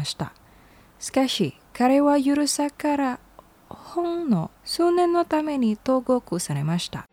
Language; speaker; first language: Japanese; non-native, learner; Indonesian